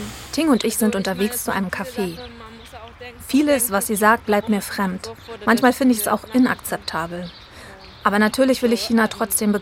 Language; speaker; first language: German; native; German